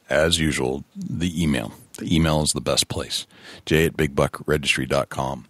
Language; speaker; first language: English; native; English